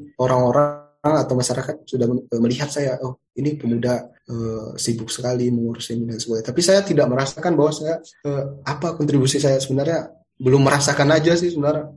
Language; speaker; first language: Indonesian; non-native, local second language; Iban